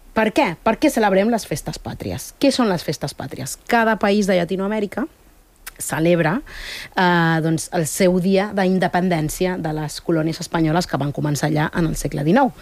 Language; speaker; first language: Catalan; early bilingual, other home language; Spanish